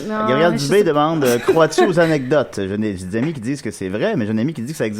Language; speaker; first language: French; native; French